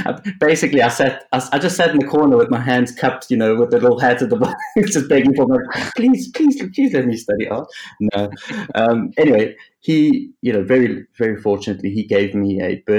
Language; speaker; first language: English; native; English